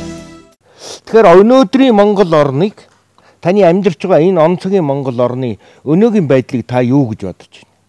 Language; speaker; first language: Mongolian; native; Mongolian